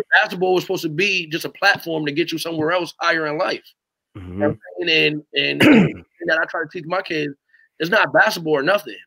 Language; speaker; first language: English; native; English